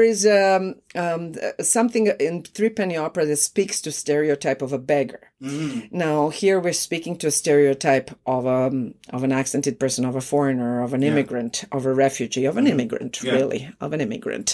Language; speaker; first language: English; non-native, fluent; Croatian